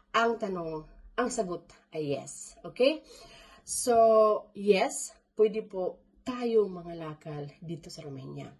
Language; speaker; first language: Filipino; non-native, local second language; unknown